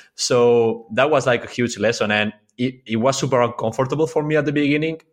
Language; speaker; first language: English; non-native, fluent; Spanish